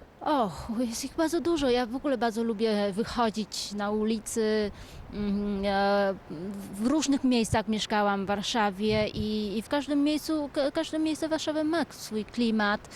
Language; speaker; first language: Polish; non-native, fluent; Vietnamese